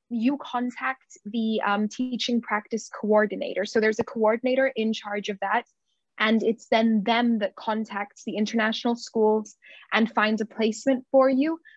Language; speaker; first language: English; non-native, fluent; Spanish